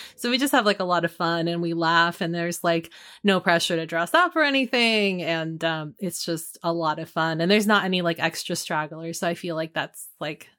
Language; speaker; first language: English; early bilingual, other home language; Spanish